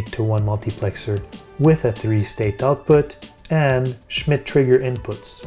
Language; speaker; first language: English; native; English